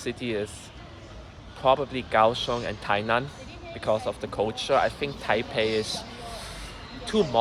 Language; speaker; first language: English; non-native, fluent; German